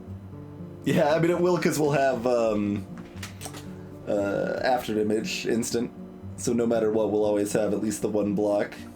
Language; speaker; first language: English; native; English